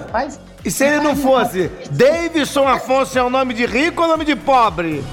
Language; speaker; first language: Portuguese; native; Portuguese